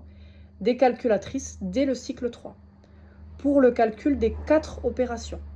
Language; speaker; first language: French; native; French